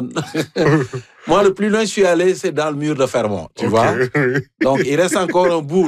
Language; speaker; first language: French; native; French